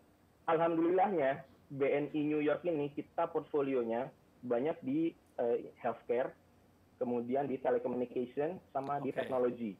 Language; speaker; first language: Indonesian; native; Indonesian